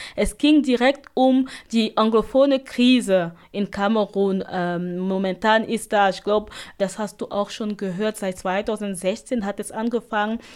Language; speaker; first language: German; non-native, fluent; Basaa